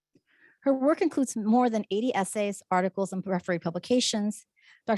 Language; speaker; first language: English; native; English